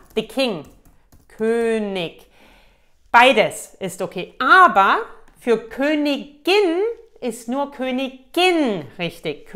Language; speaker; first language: German; native; German